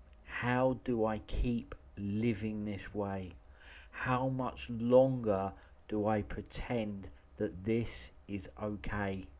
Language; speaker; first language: English; native; English